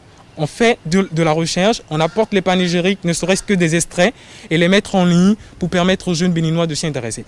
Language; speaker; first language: French; non-native, local second language; Fon